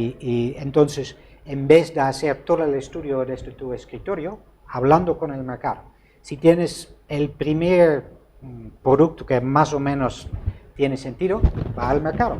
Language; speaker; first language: Spanish; non-native, fluent; Dutch